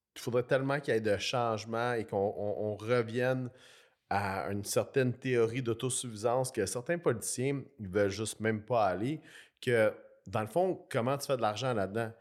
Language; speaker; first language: French; native; French